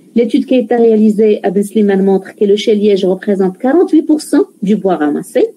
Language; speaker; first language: French; non-native, local second language; Arabic